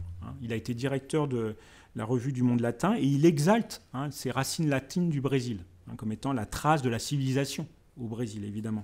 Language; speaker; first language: French; native; French